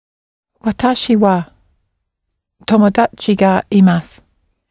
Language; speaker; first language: Japanese; non-native, learner; English